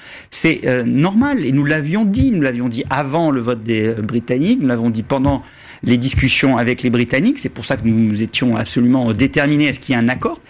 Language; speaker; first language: French; native; French